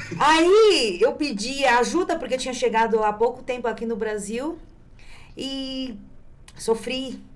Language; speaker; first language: Portuguese; early bilingual, other home language; Chinese